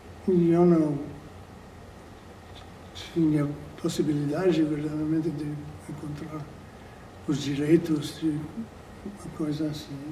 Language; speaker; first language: Portuguese; non-native, fluent; English